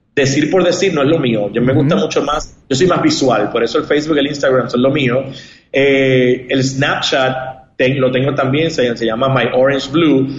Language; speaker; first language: Spanish; native; Spanish